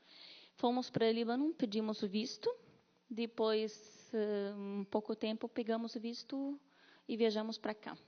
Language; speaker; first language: Portuguese; non-native, learner; Arabic